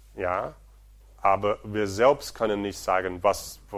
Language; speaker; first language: German; non-native, fluent; Portuguese